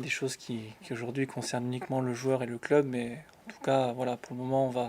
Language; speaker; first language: French; native; French